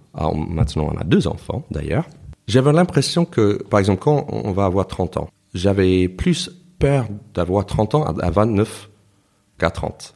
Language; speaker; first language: French; non-native, fluent; English